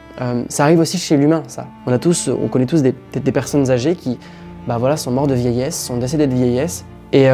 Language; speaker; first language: French; native; French